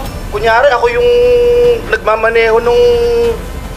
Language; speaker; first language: Filipino; native; Filipino